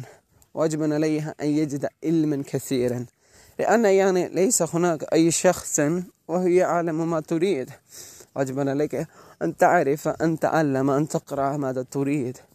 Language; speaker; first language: Arabic; non-native, learner; Malay